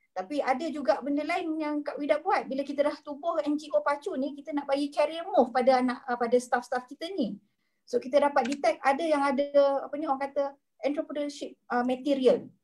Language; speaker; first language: Malay; native; Malay